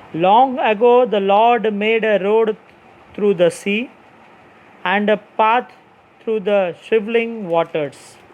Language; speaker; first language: Hindi; non-native, local second language; Telugu